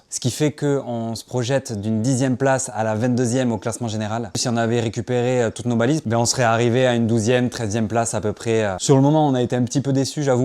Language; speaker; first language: French; native; French